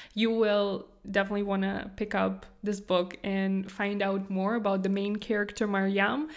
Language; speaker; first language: English; non-native, fluent; Kazakh